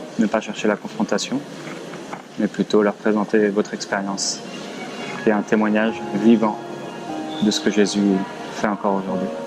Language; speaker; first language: French; native; French